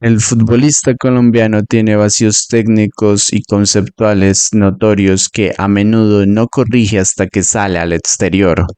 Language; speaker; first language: Spanish; native; Spanish